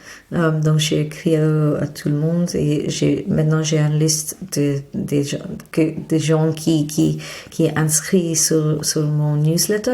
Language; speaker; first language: French; non-native, fluent; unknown